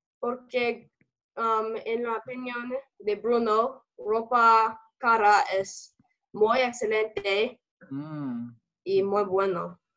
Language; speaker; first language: Spanish; non-native, learner; English